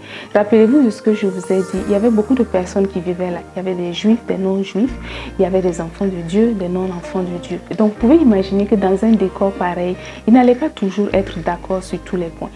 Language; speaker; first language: French; native; French